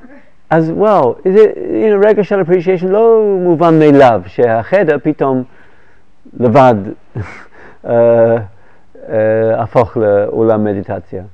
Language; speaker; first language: Hebrew; non-native, fluent; English